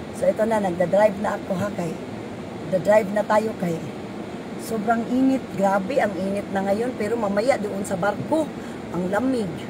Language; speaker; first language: Filipino; non-native, local second language; Cebuano